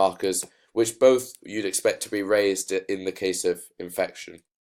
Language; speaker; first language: English; native; English